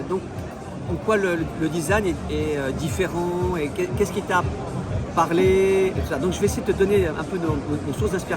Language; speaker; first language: French; native; French